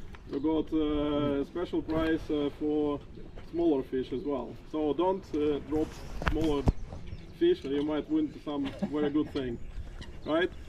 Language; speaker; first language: English; non-native, fluent; Russian